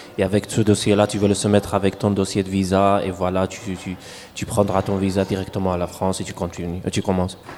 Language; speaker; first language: French; non-native, local second language; Arabic